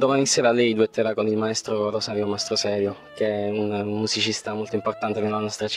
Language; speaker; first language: Italian; native; Italian